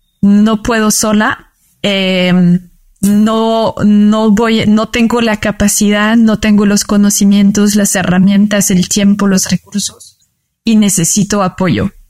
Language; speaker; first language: Spanish; non-native, fluent; French